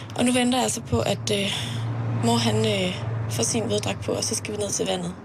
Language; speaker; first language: Danish; native; Danish